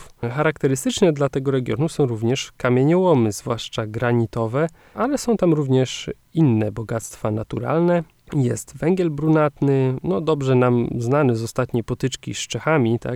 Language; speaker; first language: Polish; native; Polish